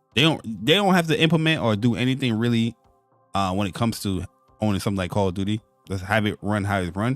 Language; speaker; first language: English; native; English